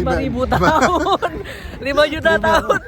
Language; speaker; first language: Indonesian; native; Indonesian